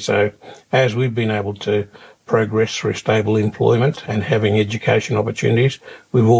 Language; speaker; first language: English; native; English